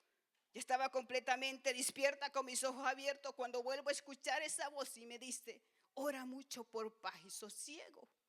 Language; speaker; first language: Spanish; native; Spanish